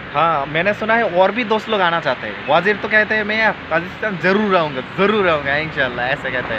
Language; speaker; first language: Hindi; native; Hindi